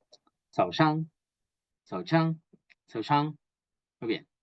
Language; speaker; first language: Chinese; non-native, fluent; Spanish